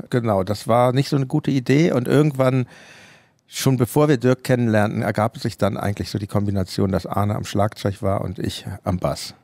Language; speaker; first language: German; native; German